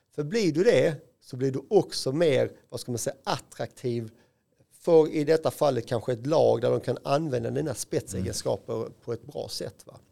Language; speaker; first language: Swedish; native; Swedish